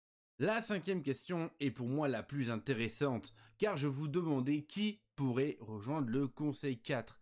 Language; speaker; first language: French; native; French